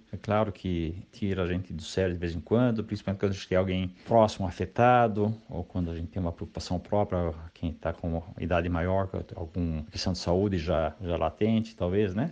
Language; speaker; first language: Portuguese; native; Portuguese